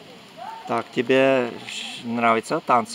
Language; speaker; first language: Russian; non-native, learner; Czech